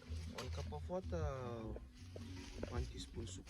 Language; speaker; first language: English; non-native, local second language; Fijian